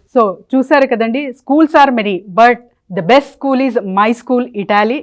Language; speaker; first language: Telugu; non-native, local second language; Urdu